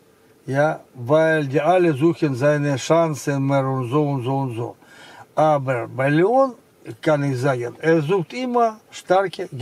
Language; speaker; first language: German; non-native, learner; Russian